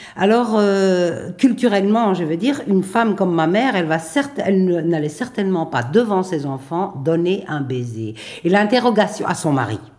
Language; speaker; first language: French; native; French